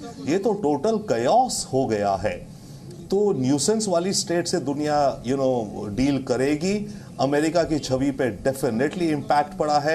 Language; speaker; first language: Hindi; native; Hindi